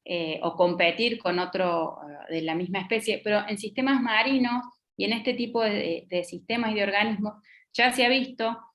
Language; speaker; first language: Spanish; native; Spanish